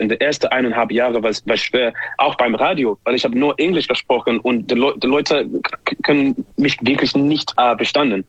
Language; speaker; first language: German; non-native, learner; English